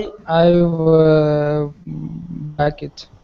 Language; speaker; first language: English; non-native, learner; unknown